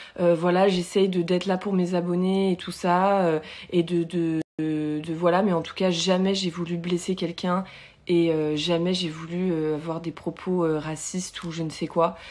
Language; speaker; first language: French; native; French